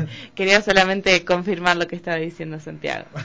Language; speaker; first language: Spanish; native; Spanish